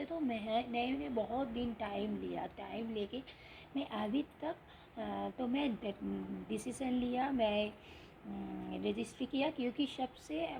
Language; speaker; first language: Hindi; non-native, local second language; Bangla